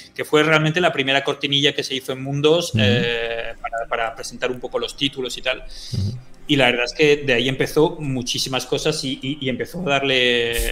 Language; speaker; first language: Spanish; early bilingual, other home language; French